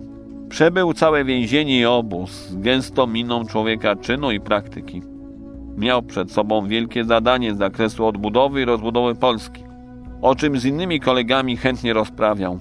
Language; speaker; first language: Polish; native; Polish